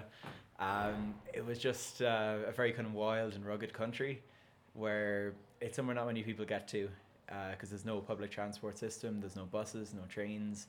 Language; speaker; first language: English; native; English